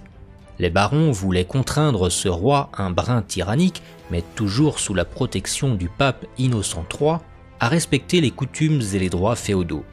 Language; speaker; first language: French; native; French